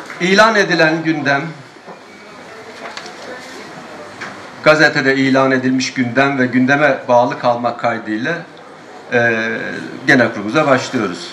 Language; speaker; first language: Turkish; native; Turkish